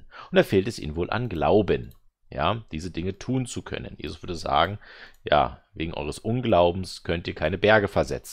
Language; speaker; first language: German; native; German